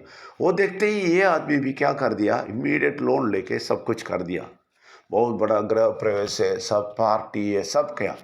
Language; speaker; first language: Hindi; non-native, local second language; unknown